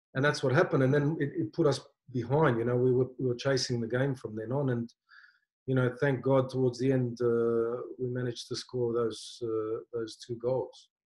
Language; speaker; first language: English; native; English